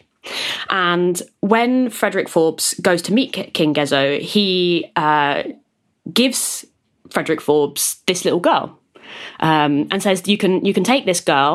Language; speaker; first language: English; native; English